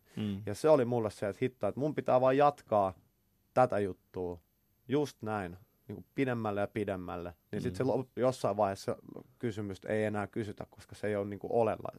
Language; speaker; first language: Finnish; native; Finnish